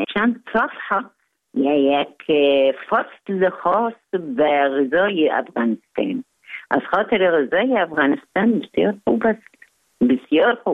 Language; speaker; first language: Persian; non-native, fluent; Arabic